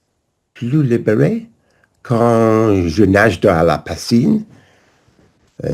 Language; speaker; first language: French; non-native, learner; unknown